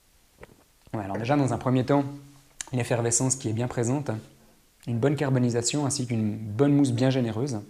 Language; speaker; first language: French; native; French